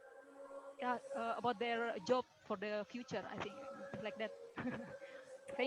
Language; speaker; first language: English; non-native, learner; Indonesian